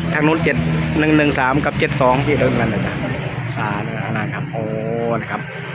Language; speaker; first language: Thai; native; Thai